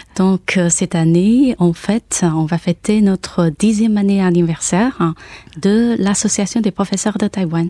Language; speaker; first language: French; non-native, fluent; Chinese